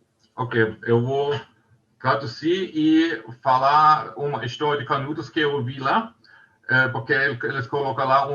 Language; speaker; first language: Portuguese; non-native, learner; German